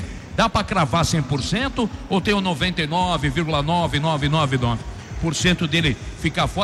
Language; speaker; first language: Portuguese; native; Portuguese